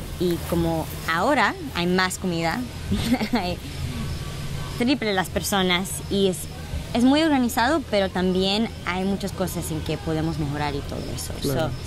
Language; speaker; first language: Spanish; early bilingual, heritage; Spanish